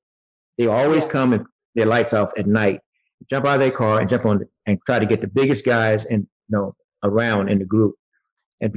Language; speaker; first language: English; native; English